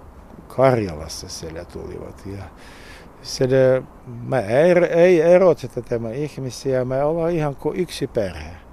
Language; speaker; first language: Finnish; non-native, learner; Russian